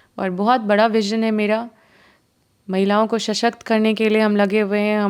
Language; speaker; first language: Hindi; native; Hindi